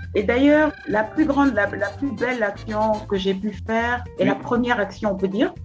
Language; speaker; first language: French; non-native, local second language; Wolof